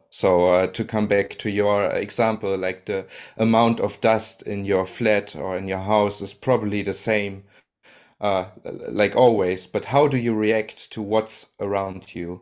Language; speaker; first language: English; non-native, fluent; German